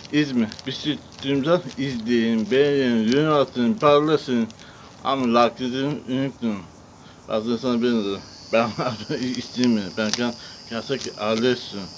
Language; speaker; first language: Turkish; non-native, learner; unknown